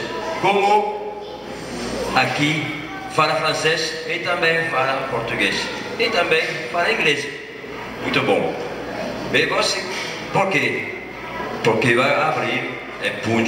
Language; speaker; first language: Portuguese; non-native, learner; French